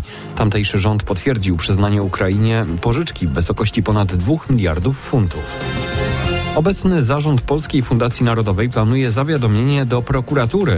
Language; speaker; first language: Polish; native; Polish